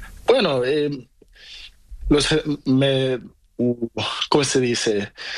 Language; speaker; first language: Spanish; non-native, learner; Portuguese